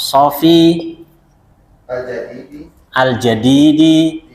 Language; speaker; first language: Arabic; non-native, fluent; Indonesian